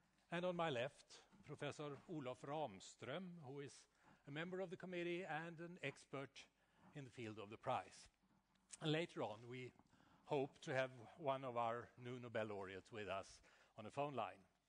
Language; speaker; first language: English; non-native, fluent; Swedish